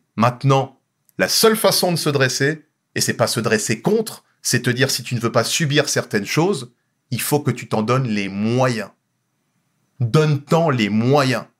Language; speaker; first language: French; native; French